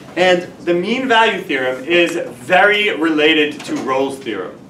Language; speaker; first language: English; native; English